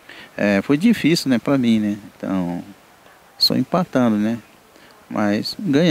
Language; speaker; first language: Portuguese; non-native, local second language; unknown